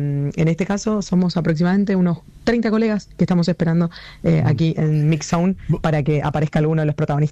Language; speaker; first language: Spanish; native; Spanish